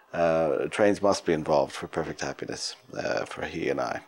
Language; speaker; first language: English; native; English